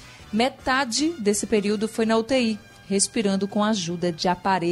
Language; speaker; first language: Portuguese; native; Portuguese